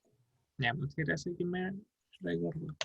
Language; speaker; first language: Spanish; native; Spanish